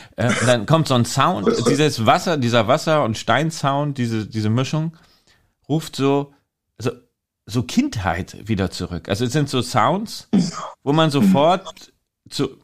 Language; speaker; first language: German; native; German